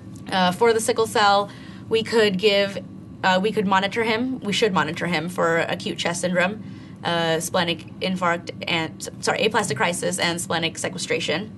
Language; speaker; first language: English; native; English